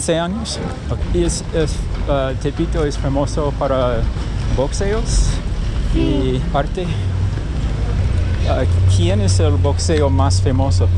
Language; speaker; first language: Spanish; non-native, learner; English